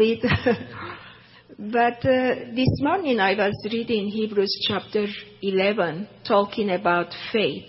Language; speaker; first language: English; non-native, learner; Turkish